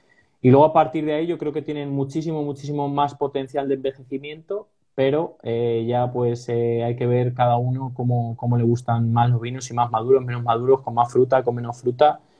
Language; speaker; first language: Spanish; native; Spanish